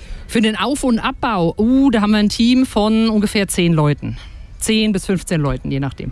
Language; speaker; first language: German; native; German